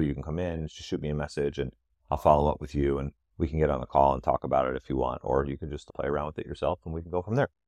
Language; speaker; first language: English; native; English